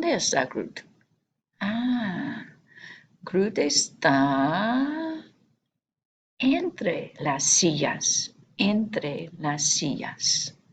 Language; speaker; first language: Spanish; non-native, fluent; English